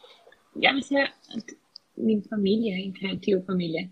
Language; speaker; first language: Danish; non-native, learner; Spanish